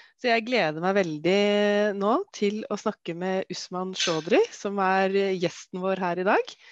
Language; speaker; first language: Norwegian; native; Norwegian